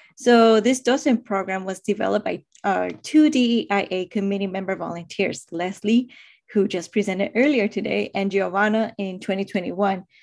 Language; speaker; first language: English; native; English